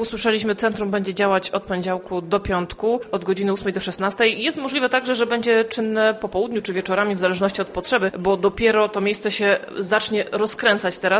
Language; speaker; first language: Polish; native; Polish